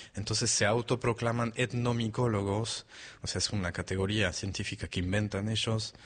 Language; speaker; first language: Spanish; non-native, fluent; French